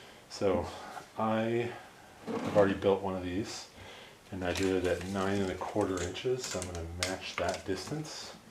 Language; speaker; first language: English; native; English